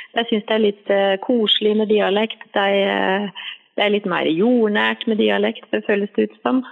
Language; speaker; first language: Norwegian; native; Norwegian